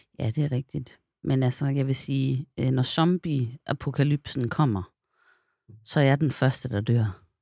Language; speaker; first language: Danish; native; Danish